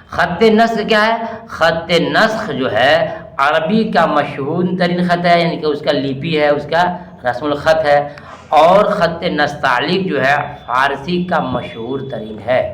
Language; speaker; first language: Urdu; native; Urdu